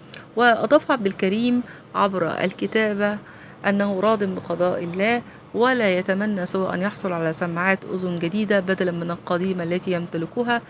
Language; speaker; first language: Arabic; native; Arabic